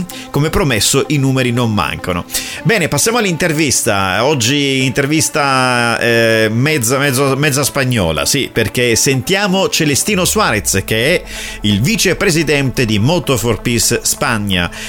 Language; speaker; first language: Italian; native; Italian